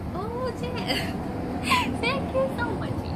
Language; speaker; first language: English; non-native, learner; Japanese